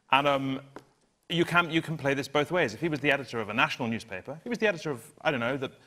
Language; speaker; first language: English; native; English